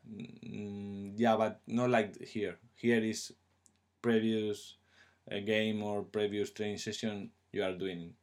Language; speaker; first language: English; non-native, learner; Spanish